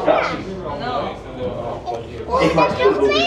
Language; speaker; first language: Dutch; native; Dutch